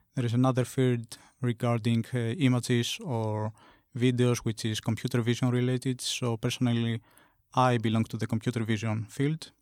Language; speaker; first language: English; non-native, fluent; Greek